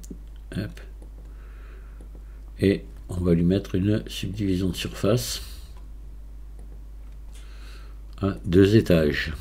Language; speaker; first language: French; native; French